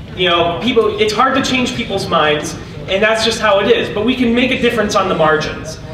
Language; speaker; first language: English; native; English